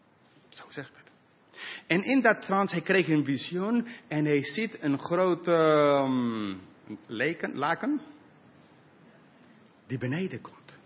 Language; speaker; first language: Dutch; non-native, fluent; English